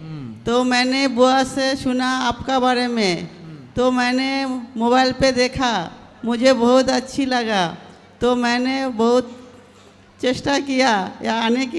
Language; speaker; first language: Hindi; non-native, local second language; Bangla